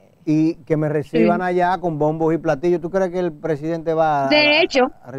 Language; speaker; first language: Spanish; native; Spanish